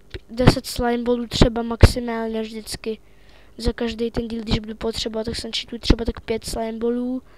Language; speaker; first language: Czech; native; Czech